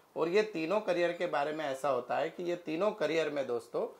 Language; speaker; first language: Hindi; non-native, local second language; Marathi